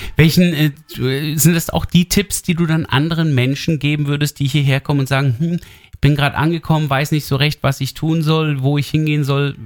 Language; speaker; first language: German; native; German